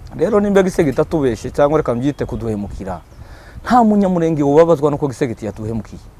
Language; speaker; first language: Kinyarwanda; native; Kinyarwanda